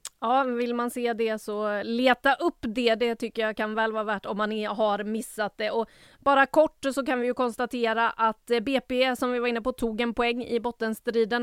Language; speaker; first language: Swedish; native; Swedish